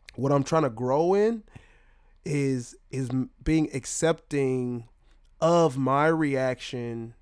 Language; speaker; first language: English; native; English